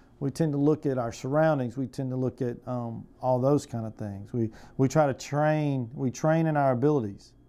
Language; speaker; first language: English; native; English